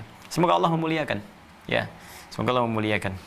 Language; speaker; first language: Indonesian; native; Indonesian